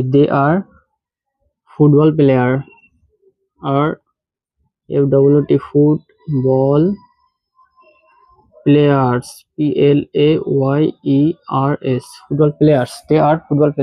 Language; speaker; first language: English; non-native, learner; Bangla